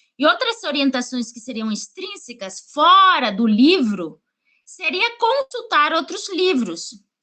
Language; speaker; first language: Portuguese; non-native, fluent; Spanish